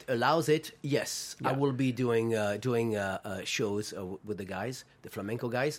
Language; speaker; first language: English; non-native, fluent; French